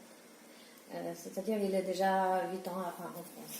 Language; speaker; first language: French; non-native, learner; Ukrainian